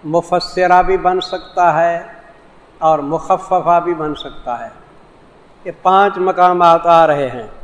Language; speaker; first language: Urdu; non-native, local second language; Saraiki